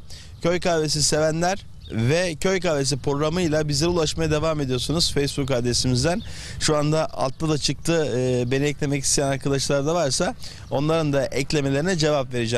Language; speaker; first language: Turkish; native; Turkish